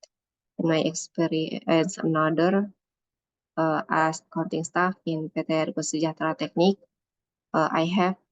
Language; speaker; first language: English; non-native, learner; Indonesian